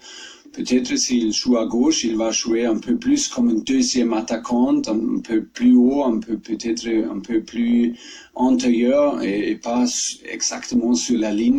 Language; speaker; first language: French; non-native, fluent; German